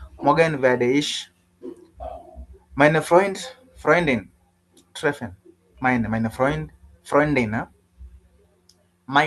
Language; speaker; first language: German; non-native, learner; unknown